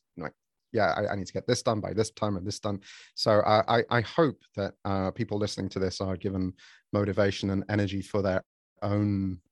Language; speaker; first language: English; native; English